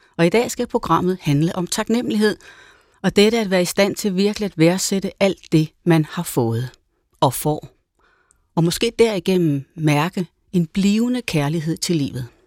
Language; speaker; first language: Danish; native; Danish